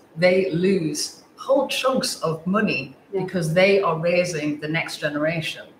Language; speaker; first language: English; native; English